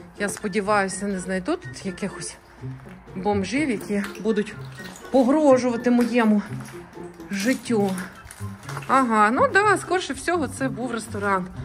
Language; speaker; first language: Ukrainian; native; Ukrainian